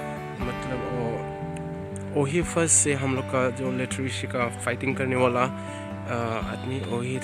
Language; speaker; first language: Hindi; non-native, local second language; Bodo